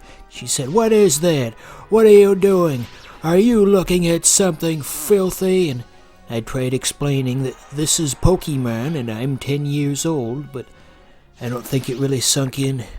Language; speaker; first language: English; native; English